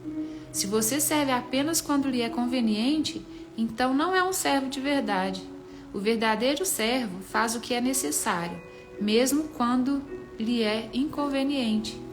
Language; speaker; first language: Portuguese; native; Portuguese